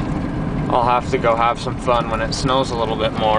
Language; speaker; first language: English; native; English